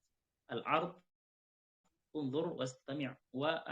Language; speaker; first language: Arabic; non-native, fluent; Indonesian